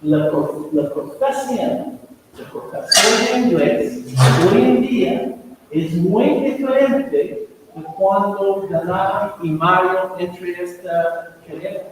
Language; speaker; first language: Spanish; non-native, fluent; English